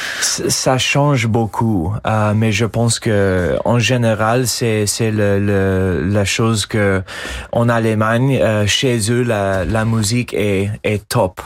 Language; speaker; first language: French; non-native, fluent; English